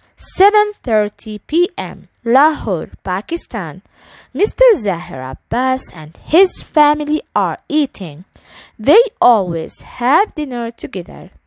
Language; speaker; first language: English; non-native, fluent; Arabic